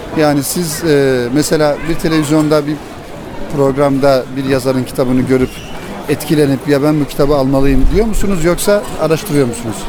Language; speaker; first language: Turkish; native; Turkish